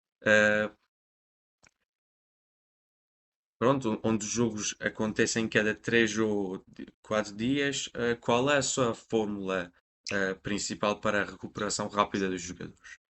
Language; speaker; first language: Portuguese; non-native, fluent; Persian